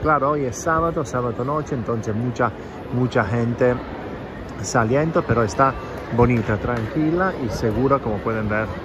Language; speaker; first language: Spanish; non-native, fluent; Italian